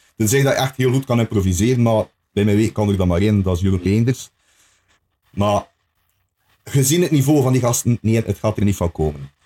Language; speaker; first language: Dutch; native; Dutch